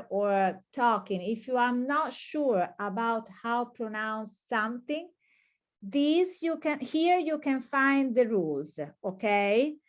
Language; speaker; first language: English; non-native, fluent; Italian